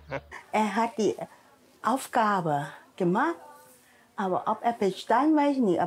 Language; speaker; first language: German; non-native, learner; Thai